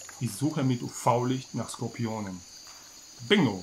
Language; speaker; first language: German; native; German